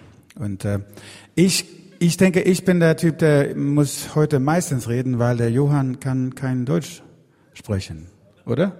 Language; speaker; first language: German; non-native, learner; Swedish